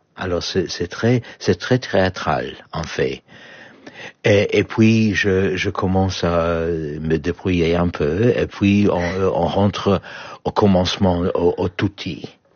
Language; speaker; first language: French; non-native, fluent; English